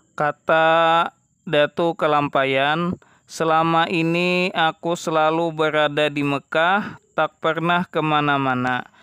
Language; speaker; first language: Indonesian; non-native, local second language; Banjar